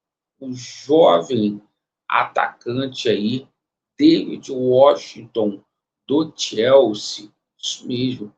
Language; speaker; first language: Portuguese; native; Portuguese